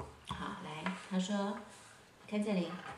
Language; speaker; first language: Chinese; native; Chinese